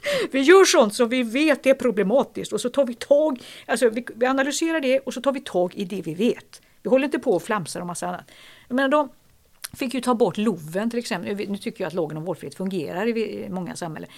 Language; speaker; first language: Swedish; native; Swedish